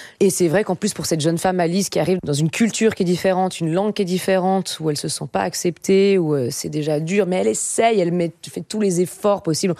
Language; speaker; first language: French; native; French